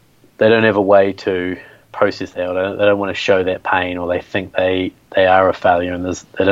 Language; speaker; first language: English; native; English